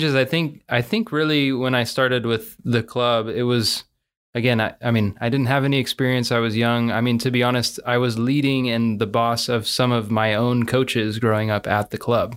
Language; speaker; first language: English; native; English